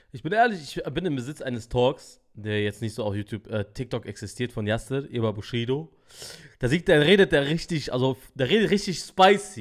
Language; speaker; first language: German; native; German